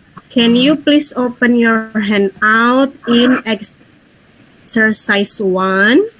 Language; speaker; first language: English; non-native, fluent; Indonesian